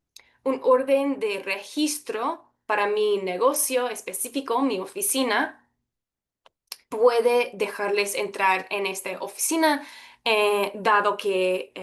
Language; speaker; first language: Spanish; early bilingual, heritage; Spanish